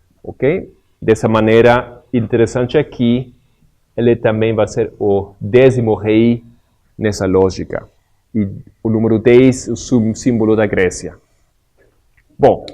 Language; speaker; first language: Portuguese; non-native, fluent; Spanish